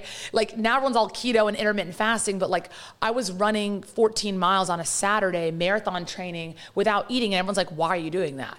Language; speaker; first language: English; native; English